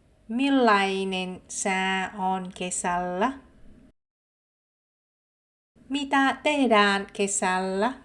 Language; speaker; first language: Finnish; non-native, fluent; Vietnamese